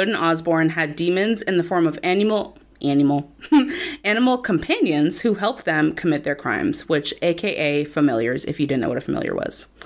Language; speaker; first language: English; native; English